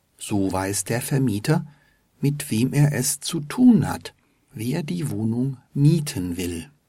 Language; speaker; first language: German; native; German